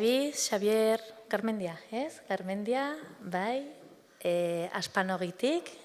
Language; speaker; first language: Basque; native; Basque